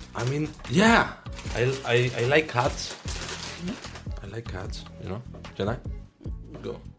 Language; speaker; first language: English; non-native, fluent; Greek